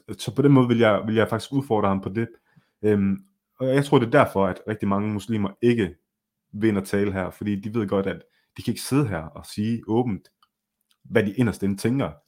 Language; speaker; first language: Danish; early bilingual, other home language; Arabic